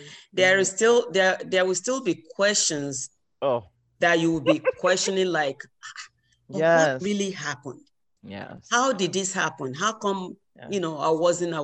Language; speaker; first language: English; non-native, local second language; Yoruba